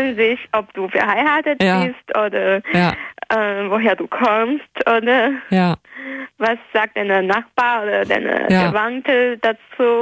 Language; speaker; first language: German; non-native, fluent; Chinese